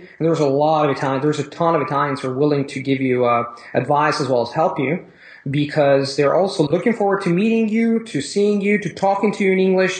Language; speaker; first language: English; non-native, fluent; Italian